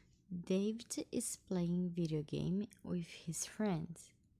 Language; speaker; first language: English; non-native, fluent; Portuguese